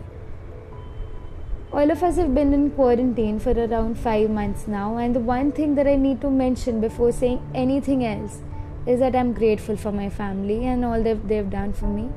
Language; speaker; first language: English; non-native, local second language; Hindi